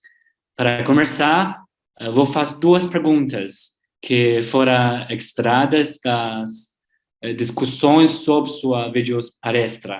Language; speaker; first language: Portuguese; non-native, learner; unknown